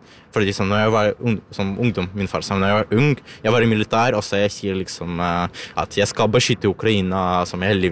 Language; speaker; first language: Norwegian; non-native, learner; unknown